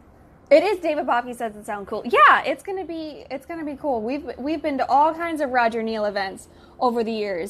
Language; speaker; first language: English; native; English